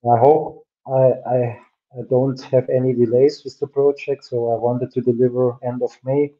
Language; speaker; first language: English; non-native, fluent; German